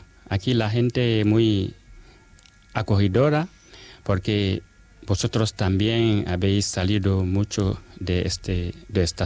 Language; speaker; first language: Spanish; non-native, fluent; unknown